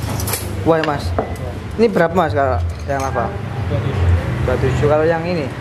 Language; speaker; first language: Indonesian; native; Indonesian